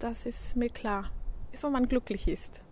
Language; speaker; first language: German; non-native, fluent; Spanish